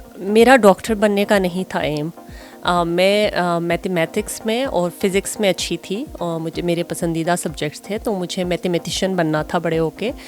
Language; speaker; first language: Urdu; non-native, local second language; Khowar